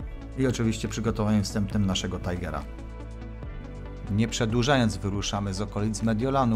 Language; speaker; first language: Polish; native; Polish